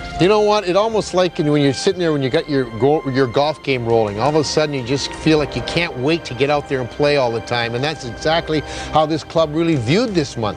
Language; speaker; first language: English; native; English